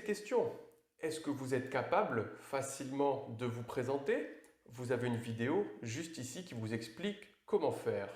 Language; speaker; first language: French; native; French